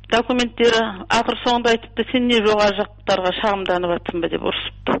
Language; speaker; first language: Kazakh; early bilingual, heritage; Kazakh